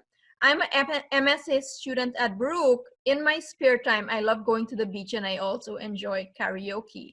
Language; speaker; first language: English; native; English